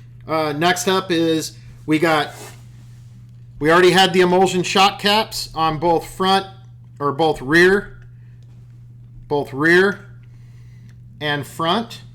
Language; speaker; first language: English; native; English